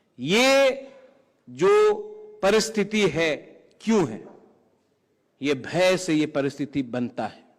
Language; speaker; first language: Hindi; non-native, local second language; Kok Borok